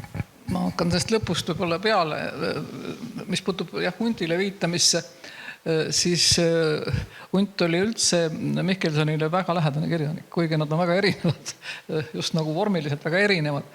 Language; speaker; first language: Estonian; native; Estonian